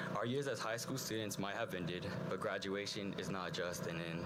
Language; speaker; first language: English; early bilingual, other home language; Spanish